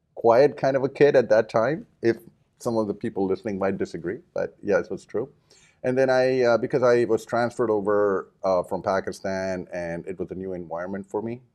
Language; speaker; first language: English; early bilingual, other home language; Japanese